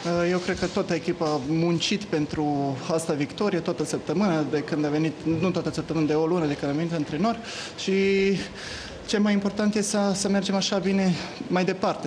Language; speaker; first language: Romanian; non-native, fluent; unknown